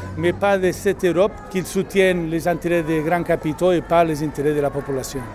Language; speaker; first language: French; non-native, fluent; Catalan